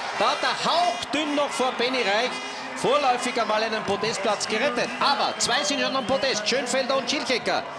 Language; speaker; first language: German; native; German